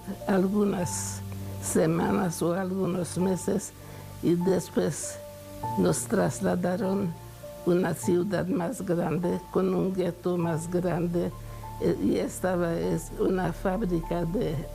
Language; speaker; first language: Spanish; non-native, fluent; Hungarian